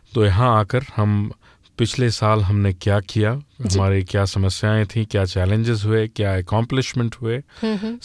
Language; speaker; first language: Hindi; native; Hindi